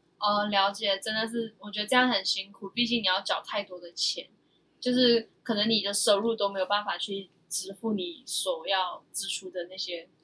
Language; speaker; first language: Chinese; early bilingual, heritage; Chinese